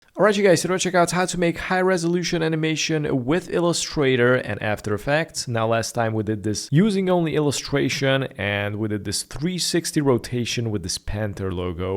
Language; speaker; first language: English; non-native, fluent; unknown